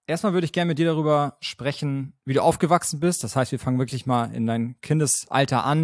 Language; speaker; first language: German; native; German